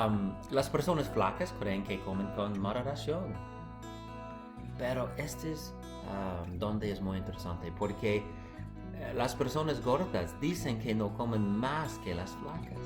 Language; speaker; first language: Spanish; non-native, fluent; English